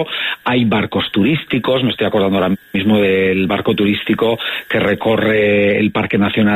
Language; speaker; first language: Spanish; native; Spanish